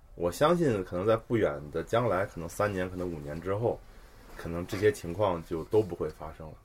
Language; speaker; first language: Chinese; native; Chinese